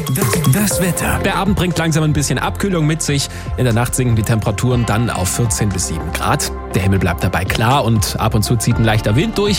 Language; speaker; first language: German; native; German